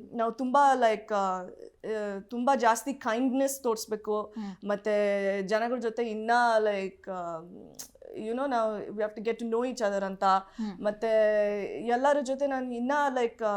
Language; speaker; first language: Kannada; early bilingual, heritage; Kannada